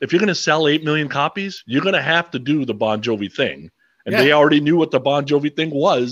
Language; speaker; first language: English; native; English